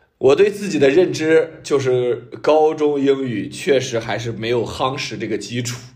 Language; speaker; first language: Chinese; native; Chinese